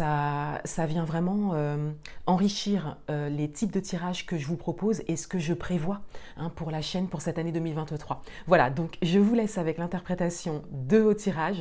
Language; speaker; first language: French; native; French